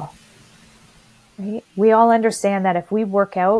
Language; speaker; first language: English; native; English